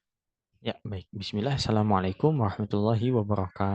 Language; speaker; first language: Indonesian; native; Indonesian